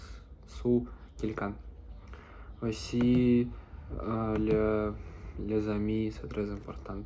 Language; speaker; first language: French; non-native, learner; Russian